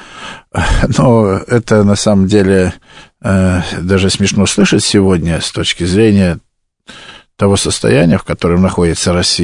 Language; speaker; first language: Russian; native; Russian